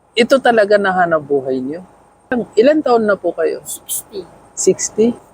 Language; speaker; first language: Filipino; non-native, learner; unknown